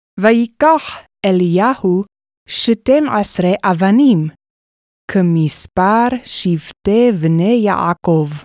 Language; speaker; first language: Hebrew; non-native, fluent; English